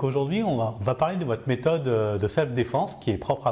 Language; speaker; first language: French; native; French